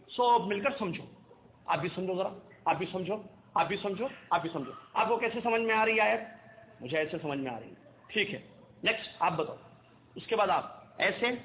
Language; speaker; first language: Urdu; native; Urdu